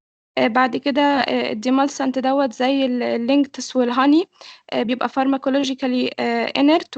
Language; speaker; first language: Arabic; native; Arabic